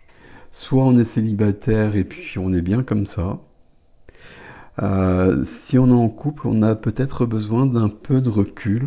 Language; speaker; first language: French; native; French